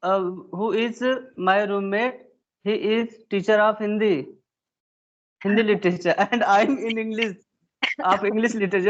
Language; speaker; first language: English; non-native, learner; Hindi